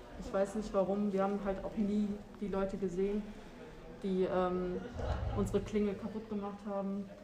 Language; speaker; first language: German; early bilingual, other home language; Albanian